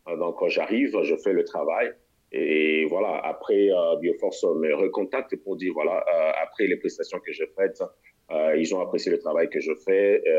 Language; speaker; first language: French; non-native, local second language; Lingala